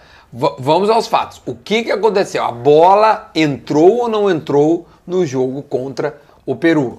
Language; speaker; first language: Portuguese; native; Portuguese